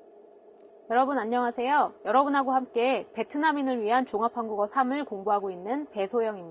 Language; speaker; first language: Korean; native; Korean